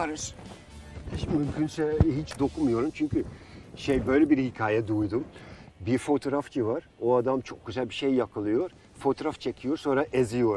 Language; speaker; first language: Turkish; non-native, fluent; Dutch